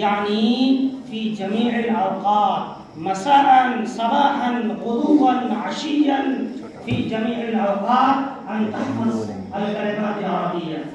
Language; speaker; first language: Arabic; non-native, fluent; Urdu